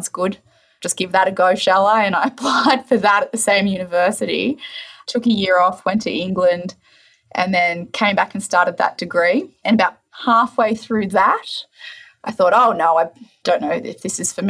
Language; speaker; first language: English; native; English